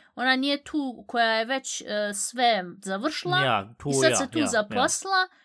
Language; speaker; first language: Bosnian; early bilingual, heritage; Bosnian